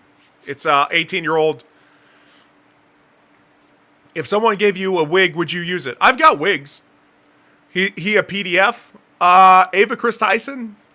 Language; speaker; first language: English; native; English